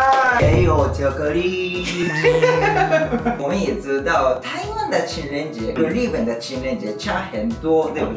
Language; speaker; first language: Chinese; non-native, learner; Japanese